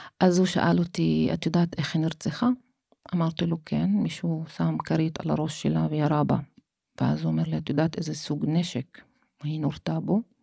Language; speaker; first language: Hebrew; non-native, local second language; Arabic